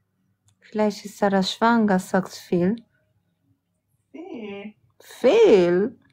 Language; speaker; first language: German; early bilingual, other home language; Italian